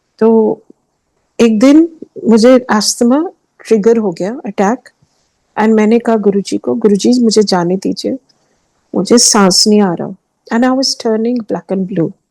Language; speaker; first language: Hindi; early bilingual, heritage; Hindi